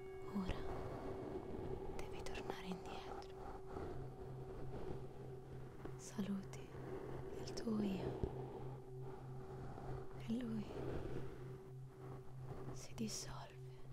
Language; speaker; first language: Italian; native; Italian